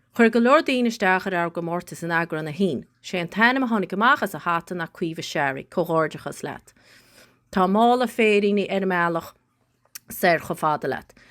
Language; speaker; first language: Irish; native; Irish